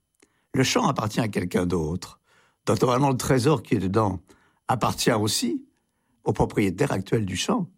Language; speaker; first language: French; native; French